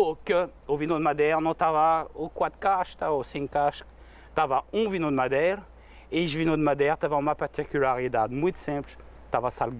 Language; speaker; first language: Portuguese; non-native, fluent; French